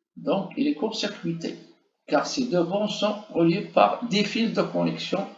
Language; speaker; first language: French; non-native, local second language; Arabic